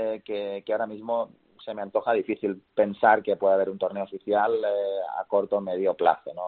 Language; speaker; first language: Spanish; native; Spanish